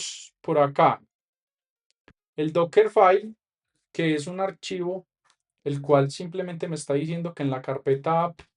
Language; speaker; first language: Spanish; native; Spanish